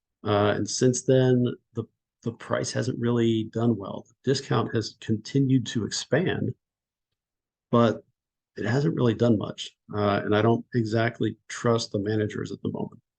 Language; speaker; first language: English; native; English